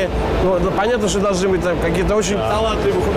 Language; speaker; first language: Russian; native; Russian